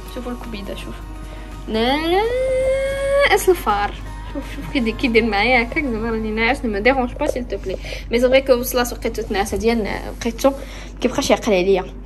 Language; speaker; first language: Arabic; early bilingual, other home language; French